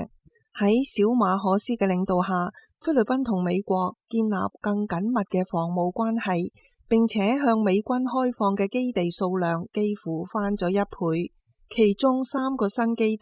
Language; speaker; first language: Chinese; non-native, local second language; Cantonese